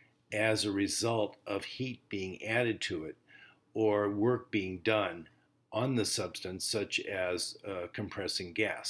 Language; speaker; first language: English; native; English